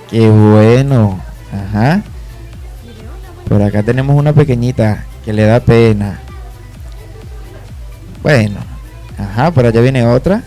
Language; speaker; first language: Spanish; native; Spanish